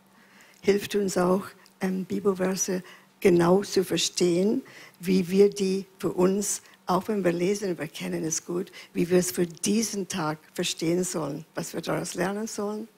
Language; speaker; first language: German; non-native, fluent; English